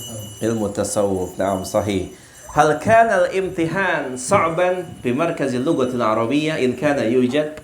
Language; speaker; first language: Arabic; non-native, fluent; Indonesian